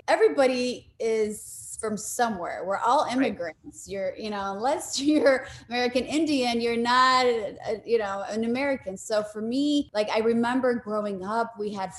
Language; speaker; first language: English; early bilingual, other home language; Polish